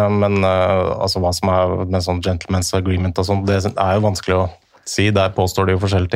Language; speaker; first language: Norwegian; native; Norwegian